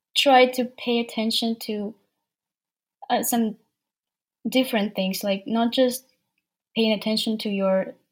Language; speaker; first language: English; non-native, fluent; Ukrainian